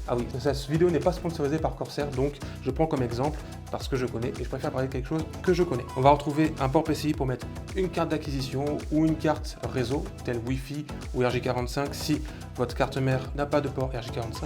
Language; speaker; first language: French; native; French